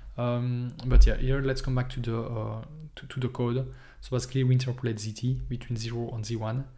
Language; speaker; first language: English; non-native, fluent; French